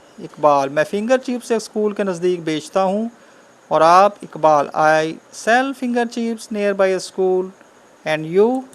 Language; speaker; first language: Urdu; native; Urdu